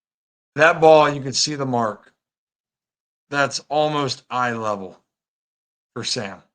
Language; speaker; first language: English; native; English